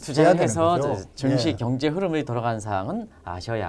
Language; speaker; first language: Korean; native; Korean